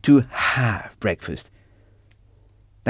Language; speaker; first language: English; non-native, fluent; French